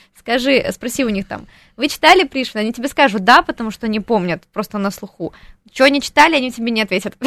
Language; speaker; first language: Russian; non-native, local second language; Ukrainian